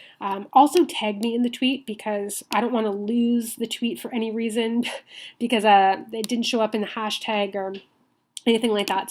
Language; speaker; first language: English; native; English